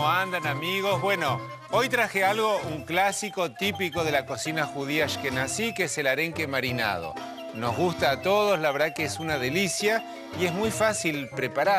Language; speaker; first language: Spanish; native; Spanish